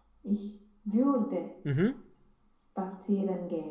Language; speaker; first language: German; non-native, learner; Romanian